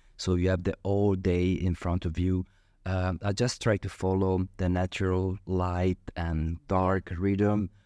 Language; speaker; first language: English; non-native, fluent; Italian